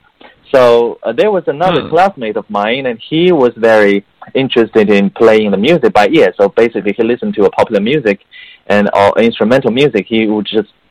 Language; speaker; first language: English; non-native, fluent; Chinese